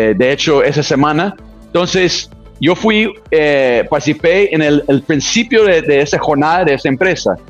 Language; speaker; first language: Spanish; non-native, fluent; English